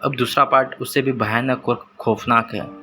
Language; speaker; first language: Hindi; native; Hindi